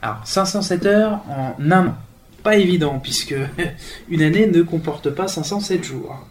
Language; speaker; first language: French; native; French